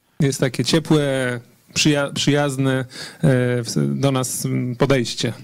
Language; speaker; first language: Polish; non-native, learner; Russian